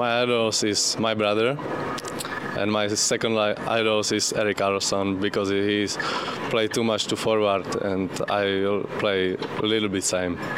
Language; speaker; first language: English; non-native, learner; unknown